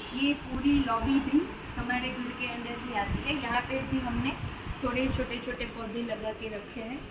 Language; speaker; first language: Hindi; non-native, local second language; Gujarati